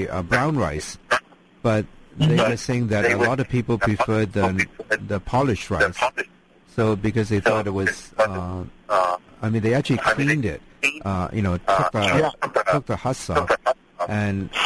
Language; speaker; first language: English; non-native, local second language; Cantonese